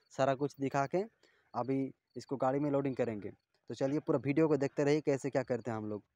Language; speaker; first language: Hindi; non-native, local second language; Bangla